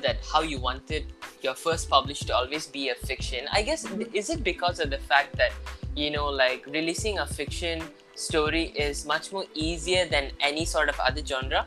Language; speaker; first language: English; non-native, local second language; Tamil